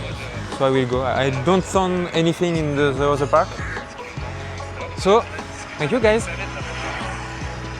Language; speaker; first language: English; non-native, learner; French